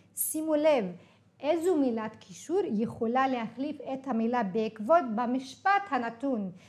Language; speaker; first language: Hebrew; non-native, local second language; Arabic